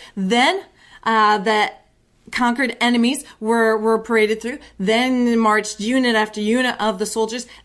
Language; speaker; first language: English; native; English